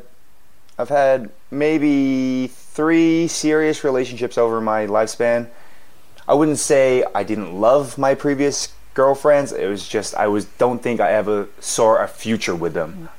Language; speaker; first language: English; native; English